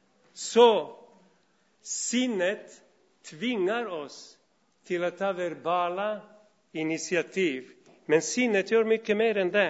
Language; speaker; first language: Swedish; non-native, fluent; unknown